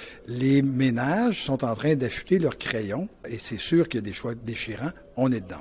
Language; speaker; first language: French; native; French